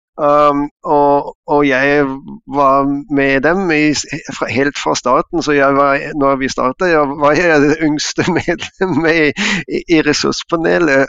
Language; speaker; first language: Norwegian; non-native, fluent; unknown